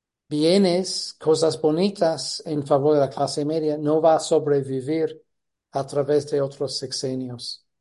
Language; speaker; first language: Spanish; non-native, fluent; English